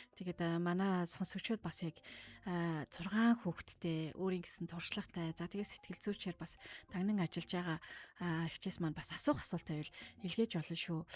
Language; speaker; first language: Mongolian; native; Mongolian